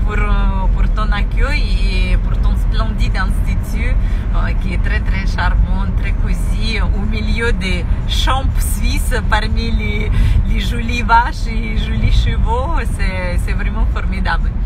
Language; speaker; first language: French; non-native, fluent; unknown